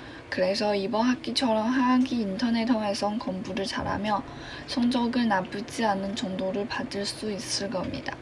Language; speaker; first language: Korean; non-native, learner; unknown